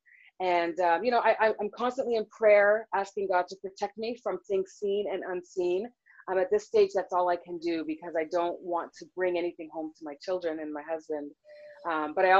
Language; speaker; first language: English; native; English